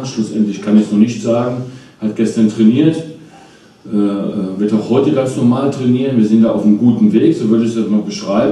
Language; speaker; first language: German; native; German